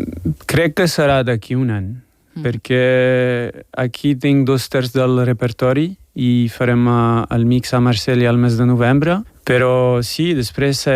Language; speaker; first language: Catalan; non-native, fluent; French